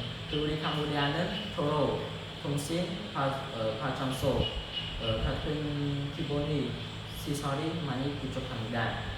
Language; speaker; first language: Korean; non-native, learner; Khmer